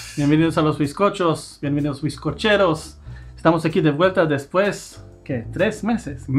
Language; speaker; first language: Spanish; non-native, fluent; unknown